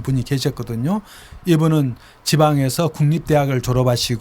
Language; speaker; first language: Korean; native; Korean